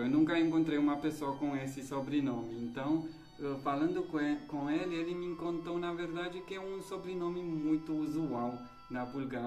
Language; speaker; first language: Portuguese; non-native, fluent; Romanian